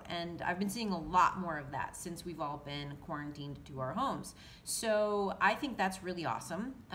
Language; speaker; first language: English; native; English